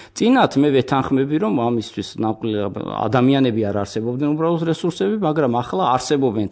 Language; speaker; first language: Georgian; non-native, local second language; Azerbaijani